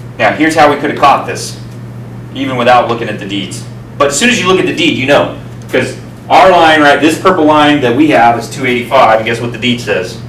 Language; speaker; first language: English; native; English